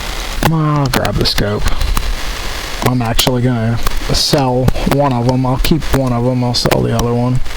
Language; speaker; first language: English; native; English